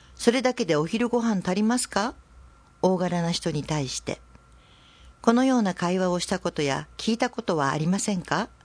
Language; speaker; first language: Japanese; native; Japanese